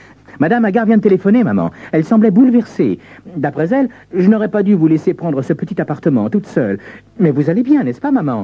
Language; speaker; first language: French; native; French